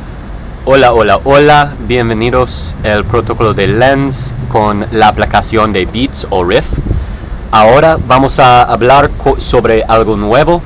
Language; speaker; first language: Spanish; non-native, learner; English